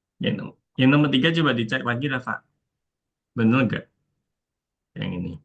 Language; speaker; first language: Indonesian; native; Indonesian